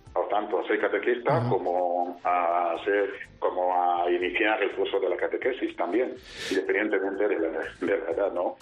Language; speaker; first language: Spanish; non-native, local second language; Fang